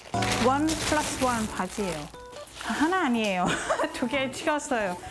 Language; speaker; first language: Korean; non-native, learner; Thai